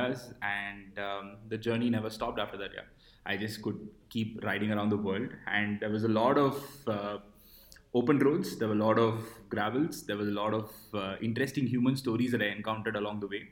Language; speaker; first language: English; non-native, local second language; Tamil